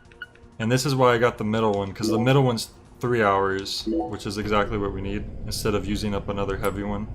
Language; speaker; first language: English; native; English